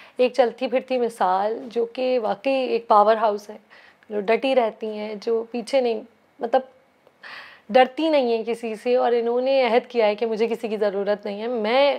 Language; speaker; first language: Urdu; native; Urdu